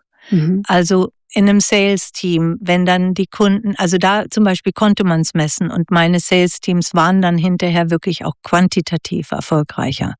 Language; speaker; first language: German; native; German